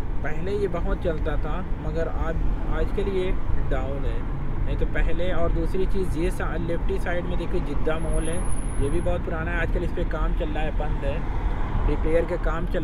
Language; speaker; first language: Hindi; native; Hindi